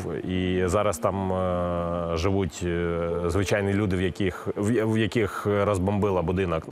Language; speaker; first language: Ukrainian; non-native, local second language; Russian